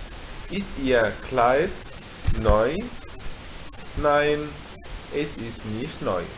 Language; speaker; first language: German; non-native, fluent; Arabic